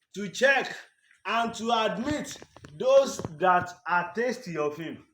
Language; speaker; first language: English; non-native, local second language; Yoruba